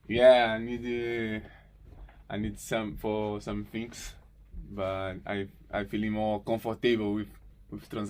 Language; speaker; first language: English; non-native, learner; Portuguese